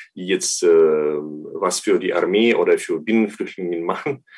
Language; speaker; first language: German; non-native, fluent; Ukrainian